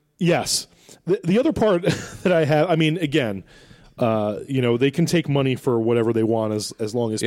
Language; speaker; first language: English; native; English